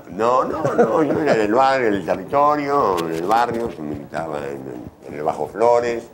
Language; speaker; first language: Spanish; native; Spanish